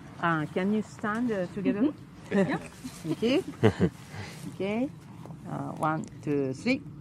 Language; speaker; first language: English; non-native, learner; Japanese